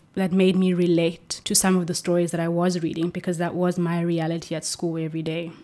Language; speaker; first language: English; non-native, local second language; Xhosa